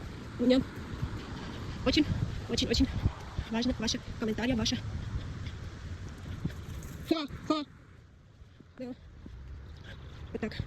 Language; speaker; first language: Russian; non-native, fluent; Armenian